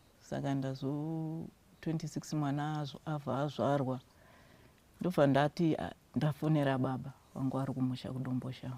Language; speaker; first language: Shona; non-native, local second language; North Ndebele